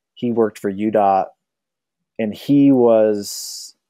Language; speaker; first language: English; native; English